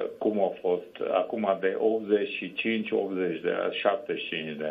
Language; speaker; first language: Romanian; non-native, local second language; Hungarian